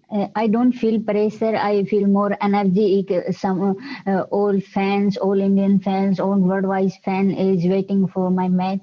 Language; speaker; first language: English; non-native, learner; Hindi